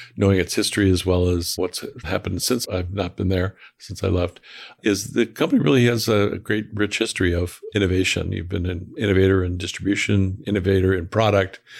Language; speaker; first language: English; native; English